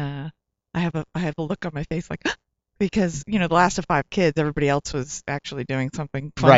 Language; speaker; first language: English; native; English